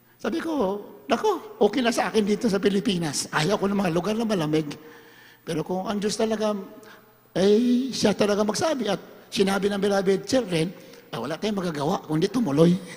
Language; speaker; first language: Filipino; non-native, local second language; Hiligaynon